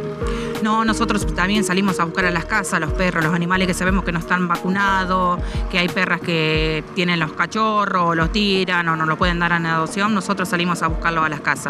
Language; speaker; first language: Spanish; native; Spanish